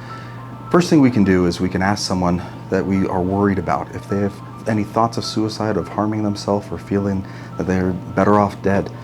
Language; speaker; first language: English; native; English